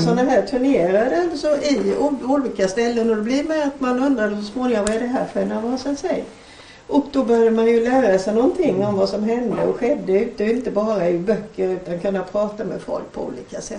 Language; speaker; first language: Swedish; native; Swedish